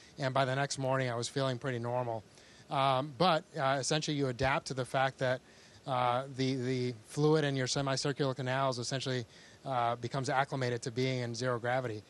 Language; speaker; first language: English; early bilingual, other home language; Spanish